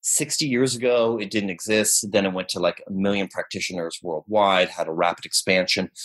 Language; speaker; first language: English; native; English